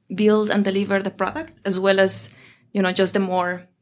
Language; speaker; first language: English; non-native, fluent; Spanish